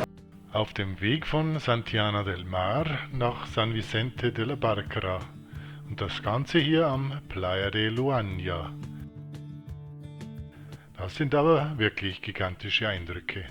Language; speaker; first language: German; native; German